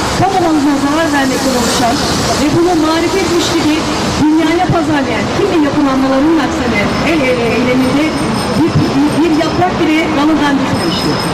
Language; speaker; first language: Turkish; native; Turkish